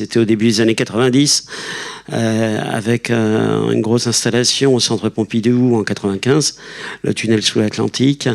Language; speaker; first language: French; native; French